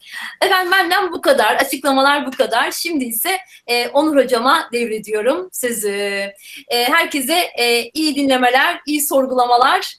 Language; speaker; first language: Turkish; native; Turkish